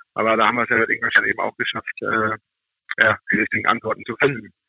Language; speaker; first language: German; native; German